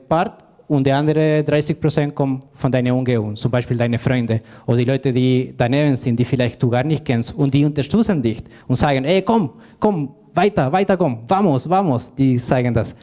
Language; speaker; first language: German; non-native, fluent; Spanish